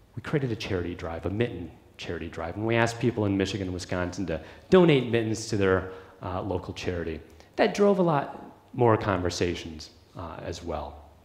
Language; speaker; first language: English; native; English